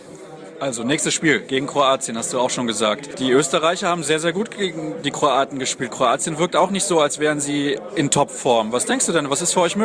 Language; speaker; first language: German; native; German